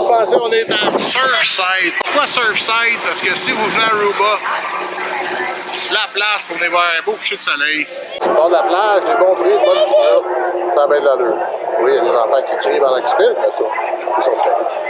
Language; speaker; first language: French; native; French